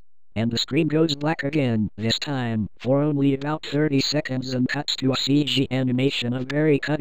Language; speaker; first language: English; native; English